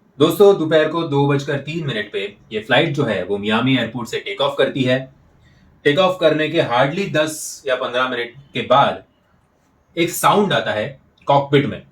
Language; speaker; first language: Hindi; non-native, local second language; Marathi